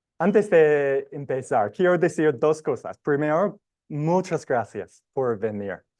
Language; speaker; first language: Spanish; non-native, learner; English